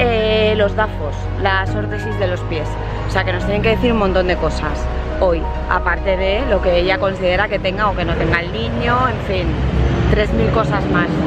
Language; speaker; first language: Spanish; native; Spanish